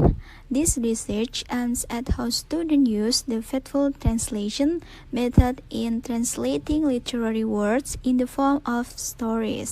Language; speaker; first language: English; non-native, learner; Indonesian